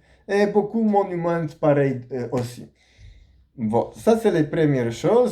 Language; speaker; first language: French; non-native, learner; Polish